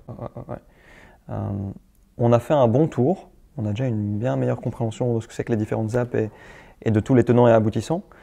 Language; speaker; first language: French; native; French